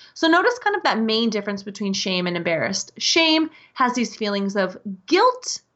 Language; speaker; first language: English; native; English